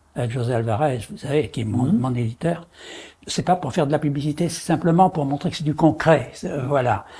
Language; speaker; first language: French; native; French